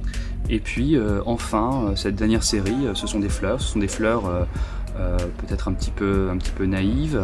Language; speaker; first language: French; native; French